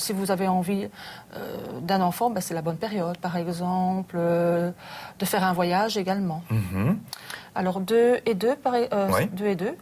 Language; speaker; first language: French; native; French